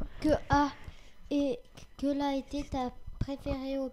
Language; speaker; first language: French; native; French